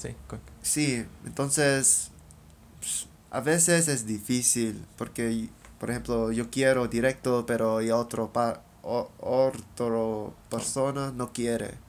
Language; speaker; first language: Spanish; non-native, learner; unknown